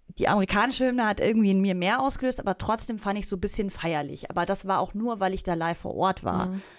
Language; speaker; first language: German; native; German